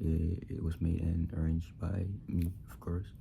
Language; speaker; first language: English; non-native, local second language; Indonesian